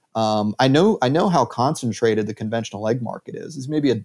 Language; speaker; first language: English; native; English